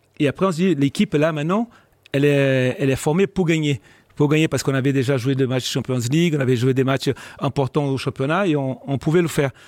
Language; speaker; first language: French; non-native, fluent; Portuguese